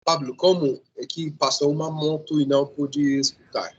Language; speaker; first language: Portuguese; non-native, fluent; Spanish